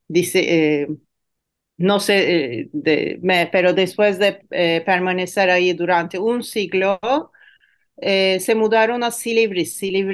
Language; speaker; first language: Spanish; non-native, fluent; Turkish